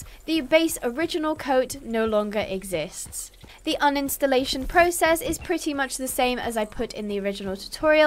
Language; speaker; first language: English; native; English